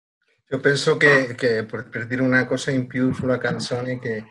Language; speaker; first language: Italian; non-native, fluent; Spanish